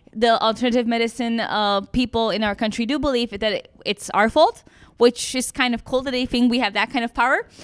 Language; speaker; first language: English; non-native, fluent; Czech